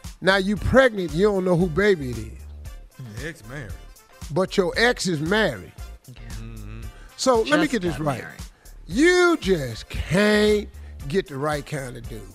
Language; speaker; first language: English; native; English